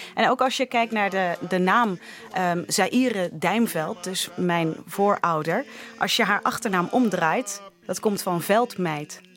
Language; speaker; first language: Dutch; native; Dutch